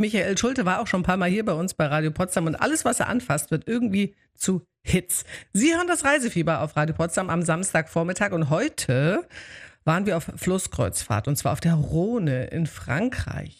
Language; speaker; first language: German; native; German